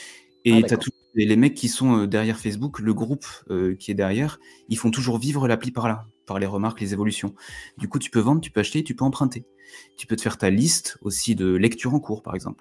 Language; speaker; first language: French; native; French